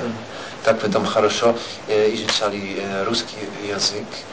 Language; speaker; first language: Russian; non-native, learner; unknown